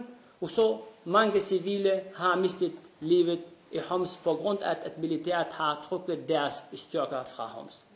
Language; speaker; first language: Danish; non-native, fluent; Arabic